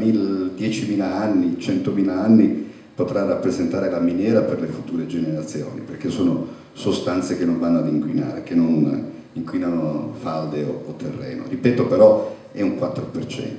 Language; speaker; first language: Italian; native; Italian